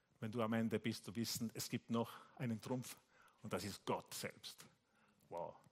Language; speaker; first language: German; non-native, fluent; Italian